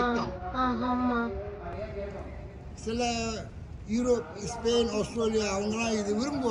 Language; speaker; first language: Tamil; native; Tamil